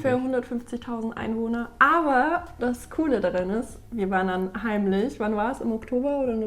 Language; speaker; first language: German; native; German